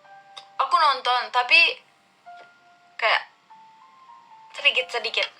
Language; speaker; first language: Indonesian; non-native, learner; Turkish